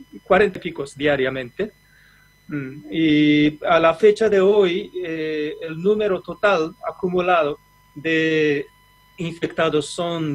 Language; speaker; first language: Spanish; non-native, fluent; Japanese